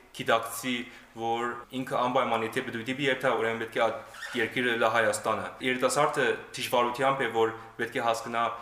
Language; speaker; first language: Armenian; early bilingual, heritage; Armenian